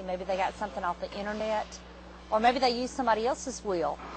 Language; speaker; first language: English; native; English